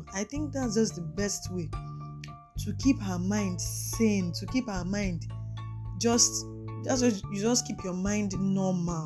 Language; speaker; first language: English; non-native, local second language; Yoruba